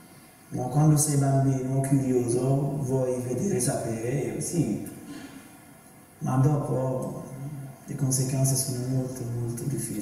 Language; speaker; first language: Italian; non-native, fluent; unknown